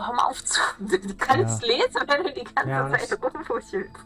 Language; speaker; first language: German; native; German